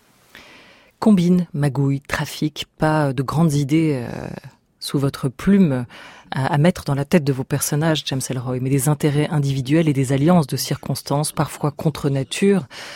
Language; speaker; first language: French; native; French